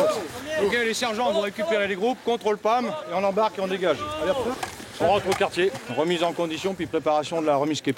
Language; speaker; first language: French; native; French